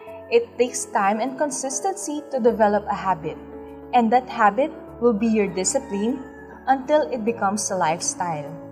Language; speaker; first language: English; non-native, local second language; Filipino